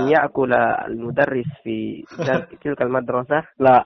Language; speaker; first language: Arabic; non-native, learner; Indonesian